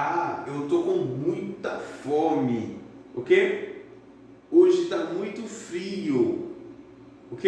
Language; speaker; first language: Portuguese; non-native, fluent; Haitian Creole